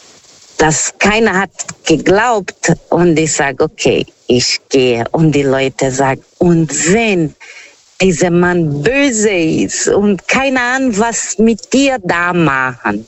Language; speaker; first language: German; non-native, learner; Portuguese